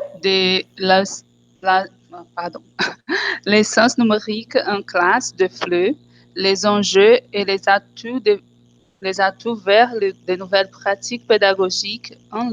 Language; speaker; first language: French; non-native, fluent; Portuguese